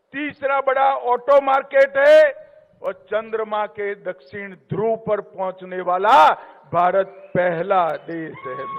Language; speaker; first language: Hindi; non-native, local second language; Gujarati